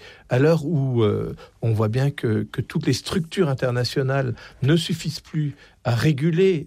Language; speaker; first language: French; native; French